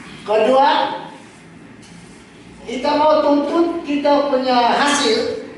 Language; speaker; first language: Malay; native; Malay